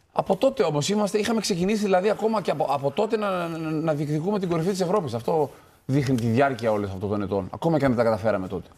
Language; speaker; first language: Greek; native; Greek